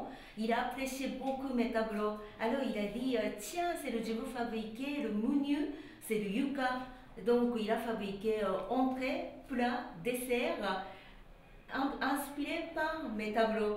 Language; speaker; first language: French; non-native, learner; Japanese